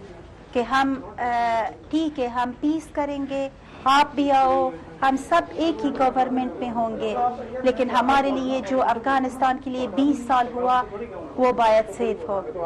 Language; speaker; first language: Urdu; non-native, fluent; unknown